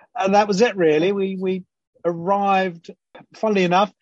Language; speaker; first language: English; early bilingual, other home language; Greek